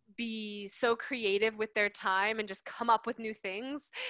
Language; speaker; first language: English; native; English